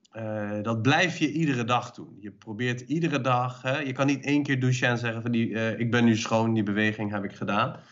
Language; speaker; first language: Dutch; early bilingual, other home language; Persian